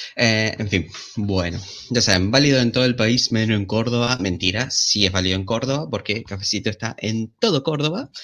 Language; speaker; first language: Spanish; native; Spanish